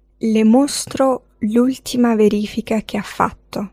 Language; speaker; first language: Italian; non-native, fluent; Arabic